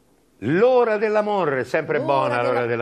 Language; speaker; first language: Italian; native; Italian